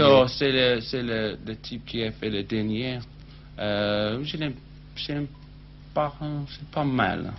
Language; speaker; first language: French; non-native, learner; English